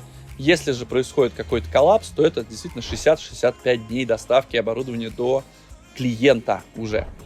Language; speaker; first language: Russian; native; Russian